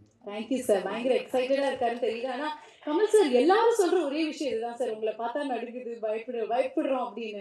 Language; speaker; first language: Tamil; native; Tamil